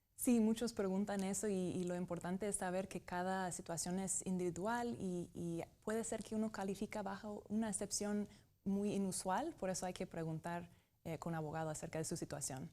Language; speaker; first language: Spanish; non-native, fluent; English